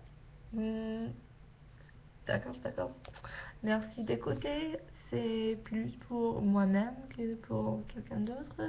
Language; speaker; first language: French; non-native, learner; English